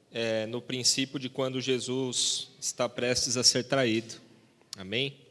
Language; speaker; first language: Portuguese; native; Portuguese